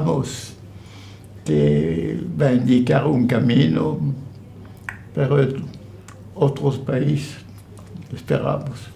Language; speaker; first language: Spanish; non-native, fluent; French